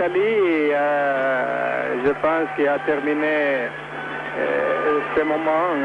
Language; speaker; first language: French; non-native, learner; Italian